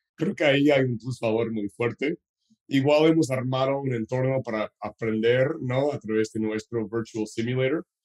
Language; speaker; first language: Spanish; non-native, fluent; English